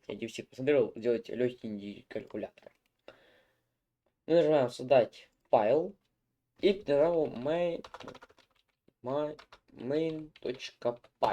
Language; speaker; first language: Russian; native; Russian